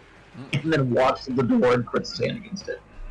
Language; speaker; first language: English; native; English